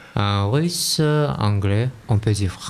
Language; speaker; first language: French; non-native, learner; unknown